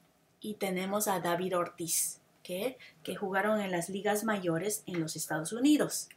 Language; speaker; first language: Spanish; non-native, fluent; English